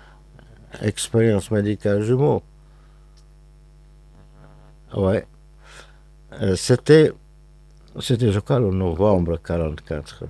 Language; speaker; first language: French; non-native, fluent; Hungarian